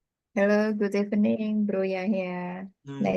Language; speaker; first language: English; non-native, learner; Indonesian